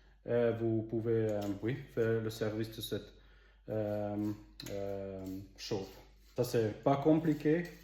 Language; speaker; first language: French; non-native, local second language; German